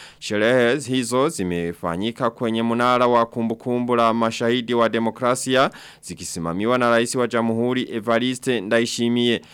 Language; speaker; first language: Swahili; non-native, local second language; Rundi